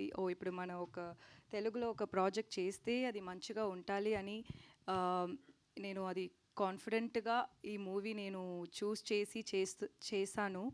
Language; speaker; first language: Telugu; non-native, learner; Tamil